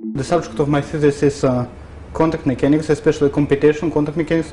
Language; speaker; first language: English; non-native, fluent; Russian